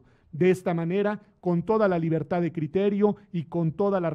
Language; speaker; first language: Spanish; native; Spanish